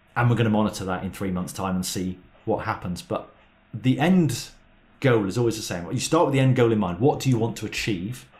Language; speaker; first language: English; native; English